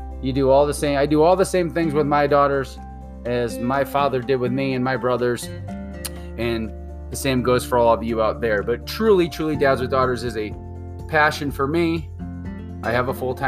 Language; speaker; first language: English; native; English